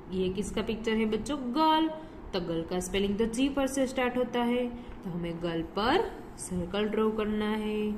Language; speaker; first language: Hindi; non-native, local second language; Gujarati